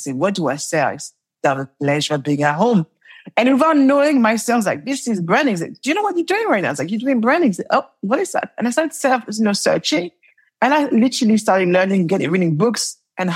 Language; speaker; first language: English; non-native, fluent; French